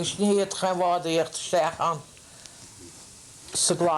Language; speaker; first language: Irish; native; Irish